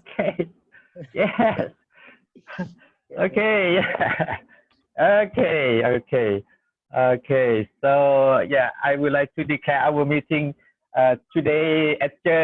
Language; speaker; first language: English; non-native, learner; Thai